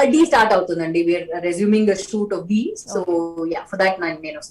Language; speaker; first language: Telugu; non-native, local second language; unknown